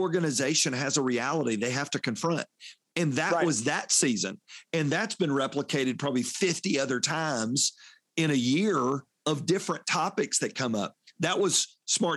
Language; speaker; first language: English; native; English